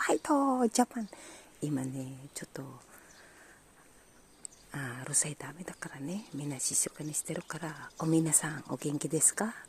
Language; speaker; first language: Japanese; non-native, learner; Filipino